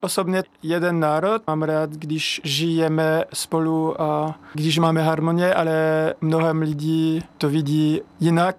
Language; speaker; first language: Czech; non-native, learner; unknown